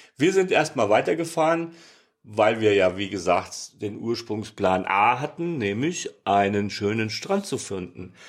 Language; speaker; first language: German; native; German